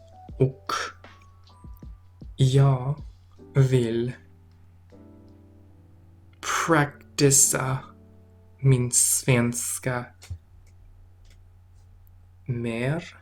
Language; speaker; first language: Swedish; non-native, learner; English